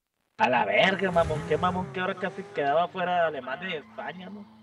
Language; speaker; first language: Spanish; native; Spanish